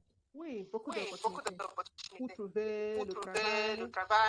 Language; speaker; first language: French; non-native, learner; Yoruba